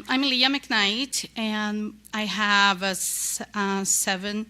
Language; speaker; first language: English; non-native, learner; Portuguese